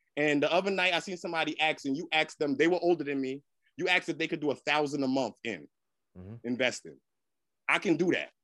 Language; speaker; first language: English; native; English